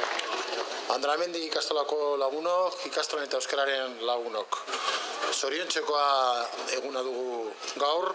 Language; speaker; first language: Basque; native; Basque